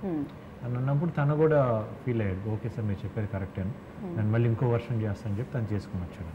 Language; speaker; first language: Telugu; native; Telugu